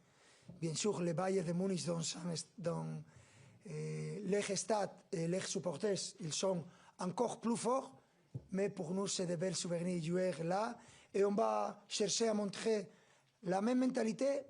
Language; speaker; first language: French; non-native, fluent; Spanish